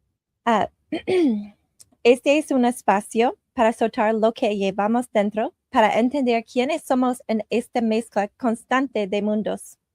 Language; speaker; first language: Spanish; non-native, learner; English